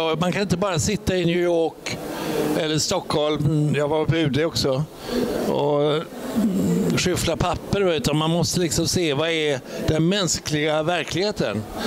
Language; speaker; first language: Swedish; native; Swedish